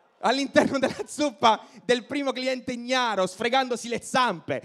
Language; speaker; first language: Italian; native; Italian